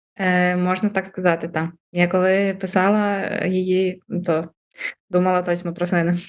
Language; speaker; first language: Ukrainian; native; Ukrainian